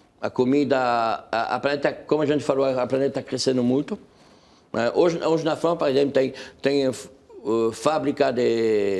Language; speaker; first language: Portuguese; non-native, fluent; French